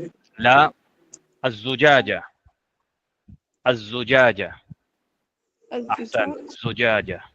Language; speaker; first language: Arabic; non-native, fluent; Urdu